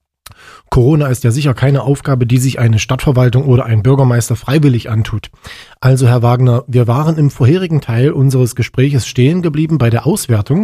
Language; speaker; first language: German; native; German